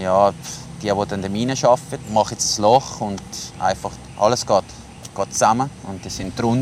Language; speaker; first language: German; non-native, local second language; Italian